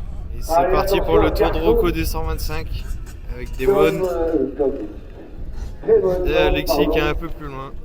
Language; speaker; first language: French; native; French